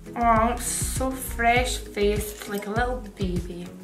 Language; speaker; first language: English; native; English